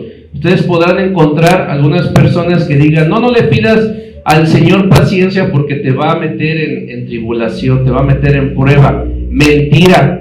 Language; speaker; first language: Spanish; native; Spanish